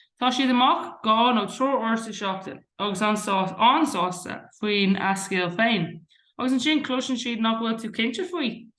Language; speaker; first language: Irish; non-native, local second language; English